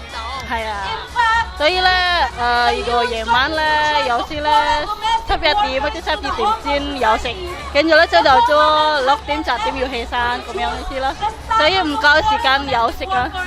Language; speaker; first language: Cantonese; non-native, fluent; Indonesian